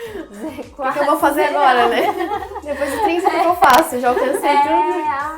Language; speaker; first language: Portuguese; native; Portuguese